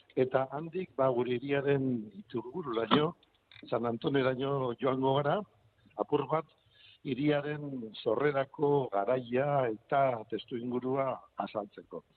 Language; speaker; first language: Basque; native; Basque